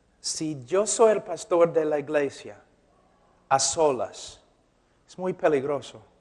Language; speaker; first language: Spanish; non-native, fluent; English